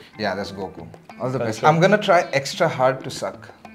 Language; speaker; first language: English; non-native, local second language; Assamese